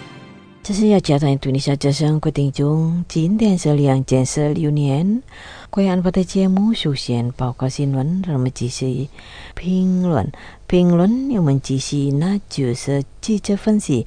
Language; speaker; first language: Chinese; non-native, fluent; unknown